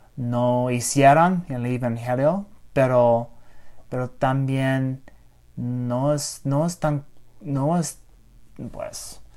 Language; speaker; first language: Spanish; non-native, learner; English